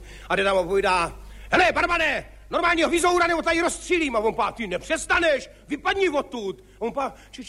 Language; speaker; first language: Czech; native; Czech